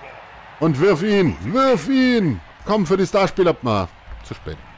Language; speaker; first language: German; native; German